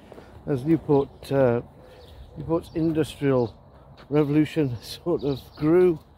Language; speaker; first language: English; native; English